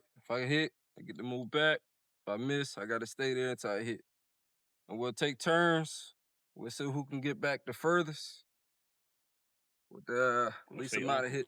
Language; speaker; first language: English; native; English